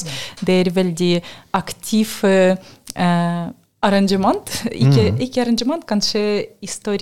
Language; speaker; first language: Norwegian; non-native, learner; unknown